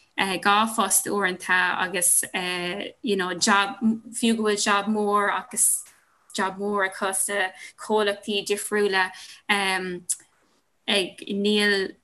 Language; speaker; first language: Irish; non-native, local second language; English